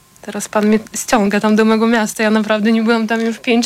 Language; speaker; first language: Polish; non-native, fluent; Ukrainian